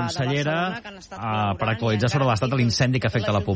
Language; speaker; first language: Catalan; native; Catalan